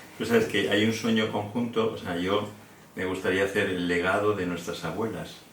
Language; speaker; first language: Spanish; native; Spanish